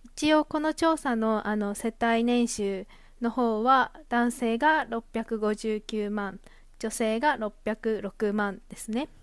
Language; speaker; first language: Japanese; native; Japanese